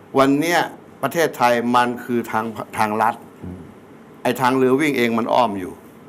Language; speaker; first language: Thai; native; Thai